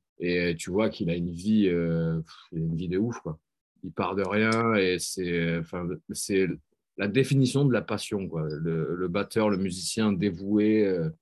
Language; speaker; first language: French; native; French